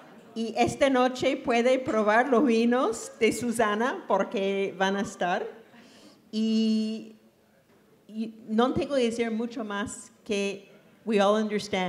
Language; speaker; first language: Spanish; non-native, fluent; English